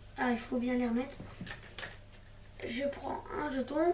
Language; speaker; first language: French; native; French